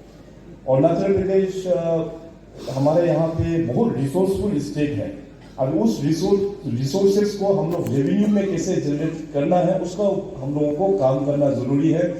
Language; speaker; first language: Hindi; non-native, local second language; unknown